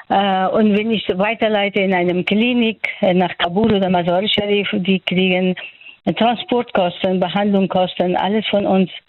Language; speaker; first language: German; non-native, fluent; Persian